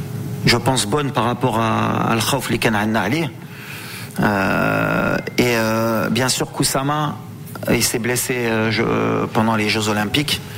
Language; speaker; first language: French; non-native, local second language; Arabic